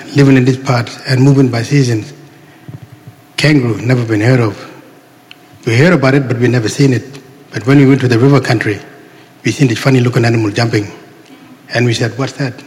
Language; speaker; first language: English; non-native, local second language; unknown